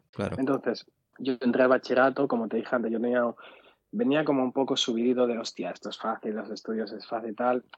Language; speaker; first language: Spanish; early bilingual, other home language; Arabic